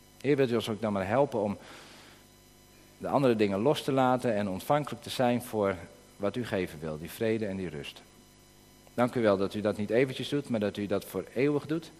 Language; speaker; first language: Dutch; native; Dutch